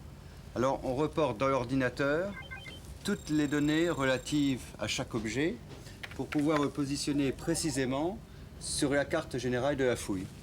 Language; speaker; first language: French; native; French